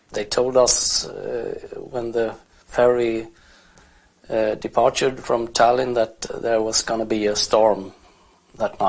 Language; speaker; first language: English; non-native, fluent; Swedish